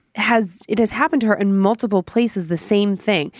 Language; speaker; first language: English; native; English